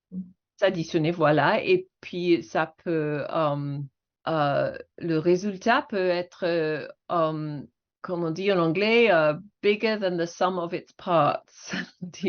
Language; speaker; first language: French; non-native, fluent; English